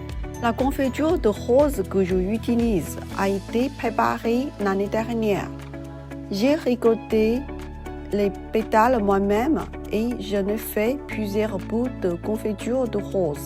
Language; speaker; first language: French; non-native, fluent; Chinese